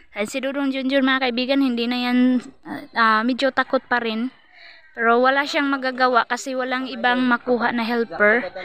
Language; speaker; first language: Filipino; non-native, local second language; Cebuano